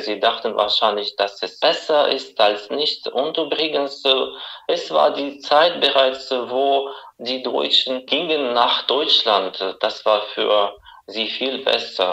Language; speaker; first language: German; non-native, fluent; Russian